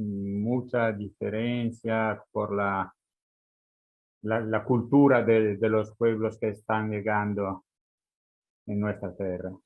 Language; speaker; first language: Spanish; non-native, fluent; Italian